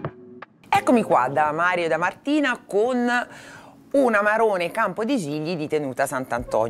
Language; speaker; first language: Italian; native; Italian